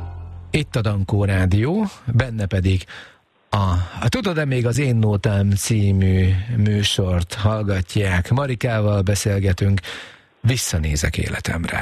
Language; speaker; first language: Hungarian; native; Hungarian